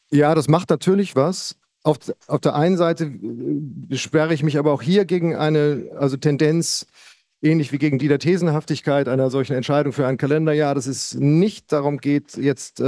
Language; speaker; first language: German; native; German